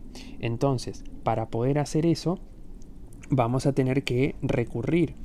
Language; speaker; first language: Spanish; native; Spanish